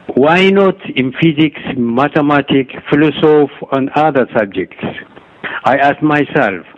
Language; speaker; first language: English; non-native, learner; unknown